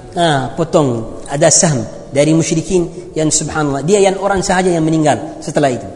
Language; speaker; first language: Malay; non-native, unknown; Arabic